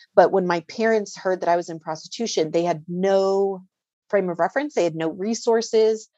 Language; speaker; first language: English; native; English